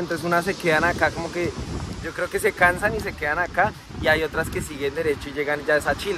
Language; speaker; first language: Spanish; native; Spanish